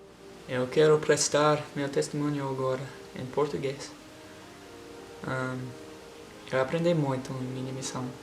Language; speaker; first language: Portuguese; non-native, learner; English